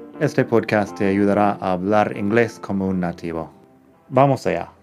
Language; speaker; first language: Spanish; non-native, fluent; English